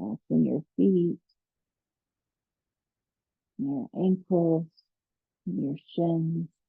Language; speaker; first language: English; native; English